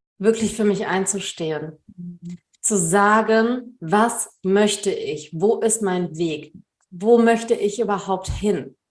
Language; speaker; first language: German; early bilingual, other home language; Tamil